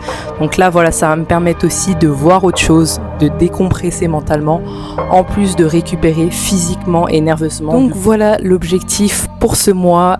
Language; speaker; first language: French; native; French